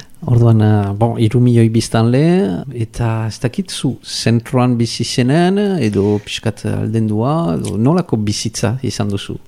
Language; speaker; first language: Basque; native; Basque